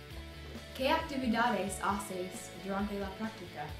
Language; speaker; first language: Spanish; non-native, learner; English